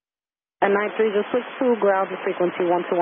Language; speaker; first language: English; native; English